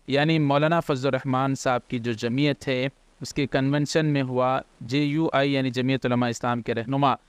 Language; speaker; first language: Urdu; native; Urdu